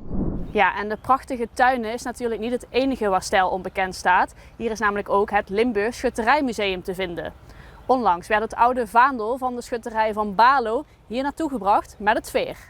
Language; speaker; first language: Dutch; native; Dutch